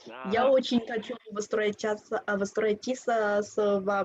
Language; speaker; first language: Russian; non-native, learner; Vietnamese